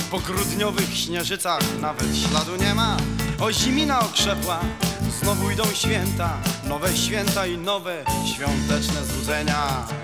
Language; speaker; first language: Polish; native; Polish